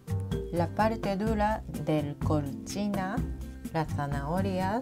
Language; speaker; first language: Spanish; non-native, fluent; Japanese